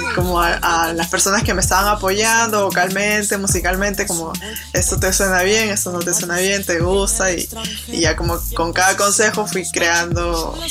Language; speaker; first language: Spanish; native; Spanish